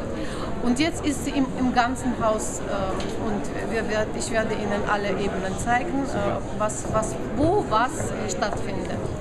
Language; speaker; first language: German; non-native, fluent; Russian